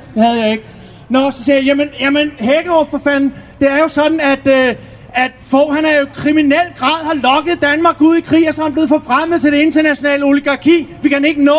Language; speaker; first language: Danish; native; Danish